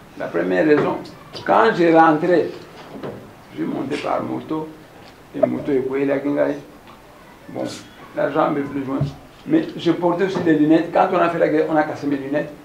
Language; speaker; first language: French; non-native, local second language; Kongo